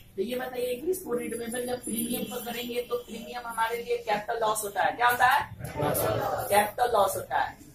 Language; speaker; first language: Hindi; native; Hindi